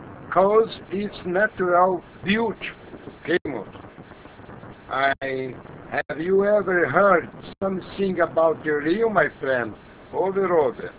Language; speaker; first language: English; non-native, learner; Portuguese